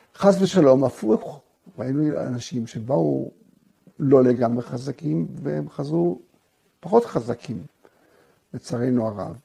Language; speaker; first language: Hebrew; native; Hebrew